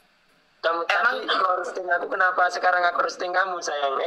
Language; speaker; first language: Indonesian; native; Indonesian